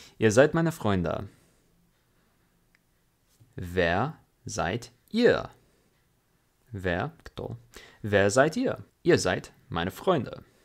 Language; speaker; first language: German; non-native, fluent; English